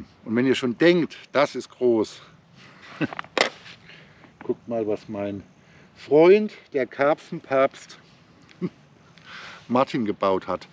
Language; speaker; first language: German; native; German